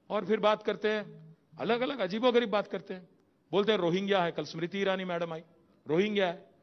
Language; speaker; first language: Hindi; non-native, local second language; Telugu